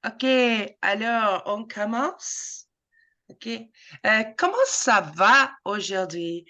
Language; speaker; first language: French; non-native, fluent; English